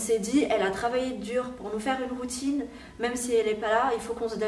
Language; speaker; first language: French; native; French